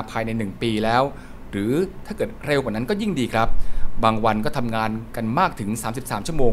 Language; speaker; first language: Thai; native; Thai